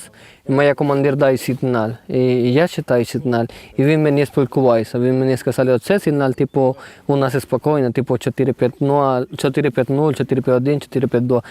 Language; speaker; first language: Ukrainian; non-native, learner; Spanish